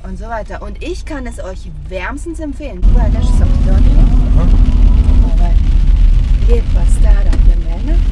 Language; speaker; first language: German; early bilingual, other home language; Bosnian